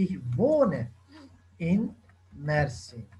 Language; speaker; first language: German; non-native, fluent; Turkish